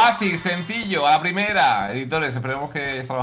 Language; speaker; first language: Spanish; native; Spanish